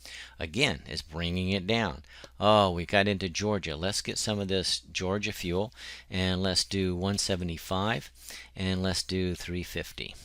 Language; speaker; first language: English; native; English